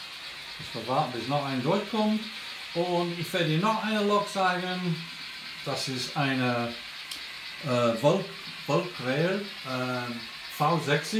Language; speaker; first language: German; non-native, learner; English